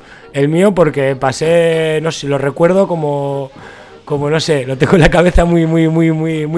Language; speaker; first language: Spanish; native; Spanish